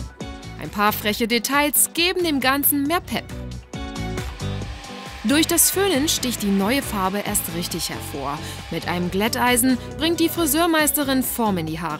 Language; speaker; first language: German; native; German